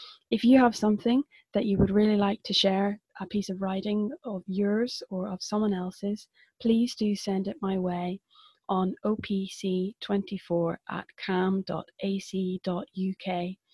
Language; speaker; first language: English; native; English